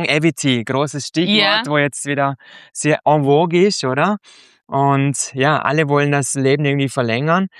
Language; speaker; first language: German; native; German